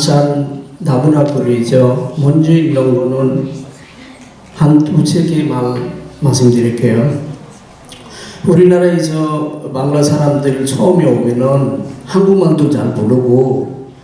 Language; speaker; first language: Korean; non-native, fluent; Bangla